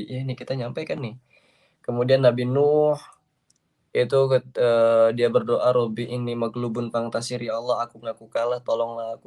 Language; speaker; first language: Indonesian; native; Indonesian